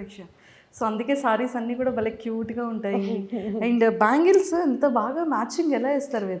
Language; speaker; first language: Telugu; native; Telugu